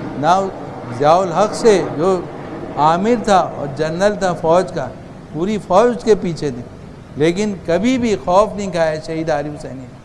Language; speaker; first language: Urdu; native; Urdu